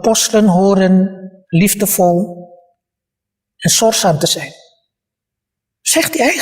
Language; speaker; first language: Dutch; early bilingual, other home language; Malay